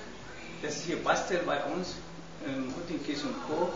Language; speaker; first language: German; non-native, learner; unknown